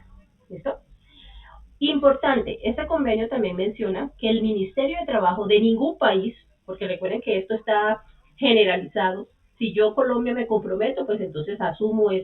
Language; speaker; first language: Spanish; native; Spanish